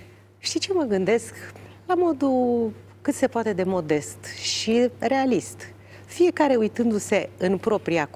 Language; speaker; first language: Romanian; native; Romanian